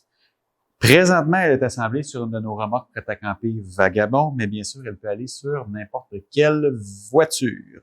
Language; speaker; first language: French; native; French